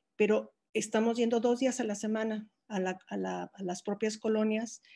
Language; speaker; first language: Spanish; native; Spanish